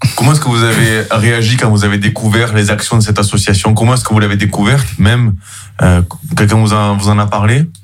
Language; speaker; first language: French; native; French